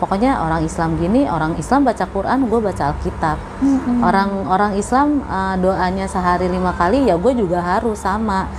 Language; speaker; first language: Indonesian; native; Indonesian